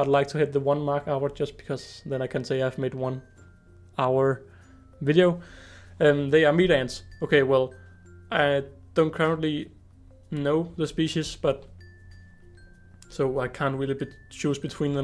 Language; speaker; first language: English; non-native, fluent; Danish